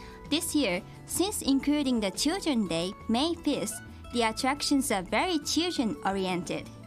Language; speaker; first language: English; non-native, fluent; Japanese